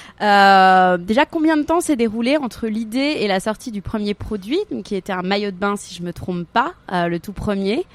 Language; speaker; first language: French; native; French